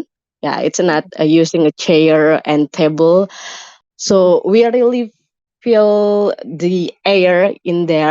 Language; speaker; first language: English; non-native, learner; Indonesian